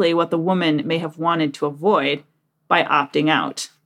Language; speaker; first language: English; native; English